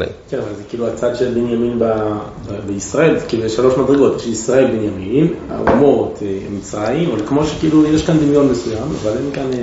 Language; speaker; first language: Hebrew; native; Hebrew